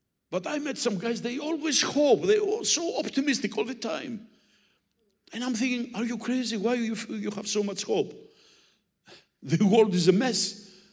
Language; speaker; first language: English; non-native, fluent; Greek